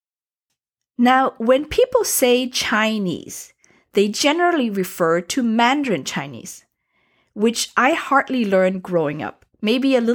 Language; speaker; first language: English; non-native, fluent; Cantonese